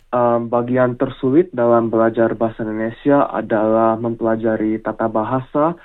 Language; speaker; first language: Indonesian; early bilingual, heritage; English